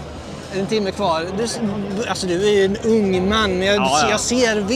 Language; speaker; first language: Swedish; native; Swedish